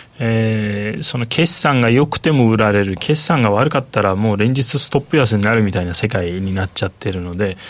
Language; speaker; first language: Japanese; non-native, fluent; Turkish